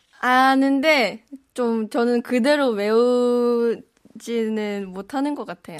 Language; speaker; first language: Korean; non-native, fluent; Russian